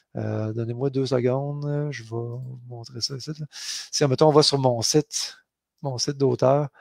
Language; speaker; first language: French; native; French